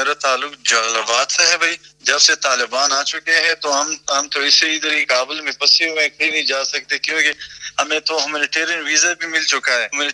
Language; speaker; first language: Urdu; non-native, fluent; Pashto